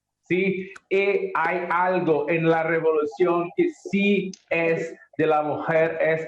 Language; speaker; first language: Spanish; non-native, learner; Portuguese